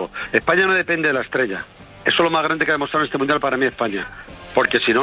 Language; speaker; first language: Spanish; native; Spanish